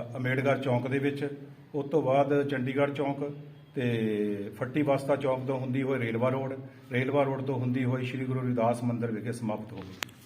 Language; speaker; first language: Punjabi; native; Punjabi